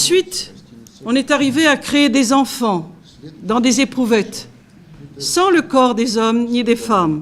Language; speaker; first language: French; native; French